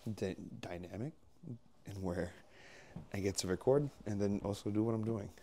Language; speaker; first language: English; early bilingual, other home language; Spanish